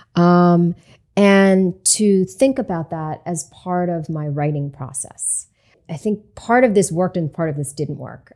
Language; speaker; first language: English; native; English